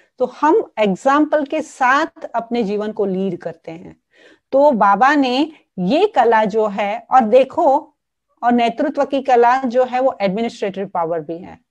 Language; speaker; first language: Hindi; non-native, local second language; Gujarati